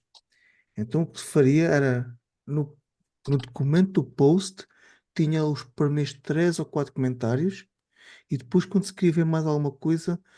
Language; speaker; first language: Portuguese; native; Portuguese